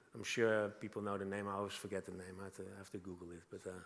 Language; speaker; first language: English; non-native, fluent; Dutch